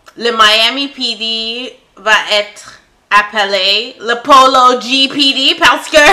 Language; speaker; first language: French; non-native, local second language; English